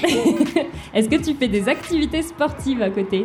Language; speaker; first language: French; native; French